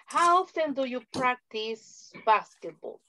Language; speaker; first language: English; non-native, fluent; Spanish